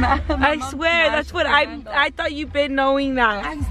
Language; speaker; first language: English; early bilingual, other home language; Spanish